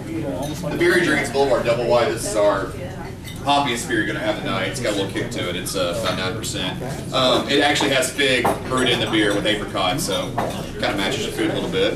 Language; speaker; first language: English; native; English